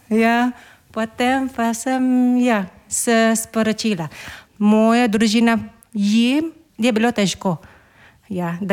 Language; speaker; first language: Slovenian; non-native, learner; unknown